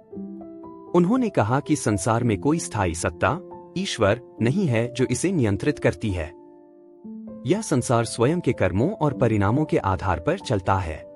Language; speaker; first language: Hindi; native; Hindi